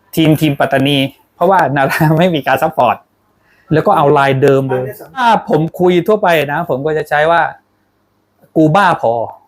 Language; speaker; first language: Thai; non-native, local second language; Pattani Malay